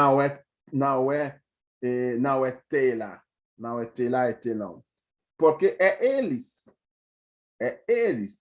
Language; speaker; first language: Portuguese; non-native, fluent; Haitian Creole